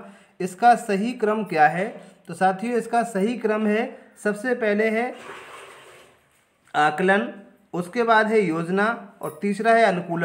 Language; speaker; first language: Hindi; native; Hindi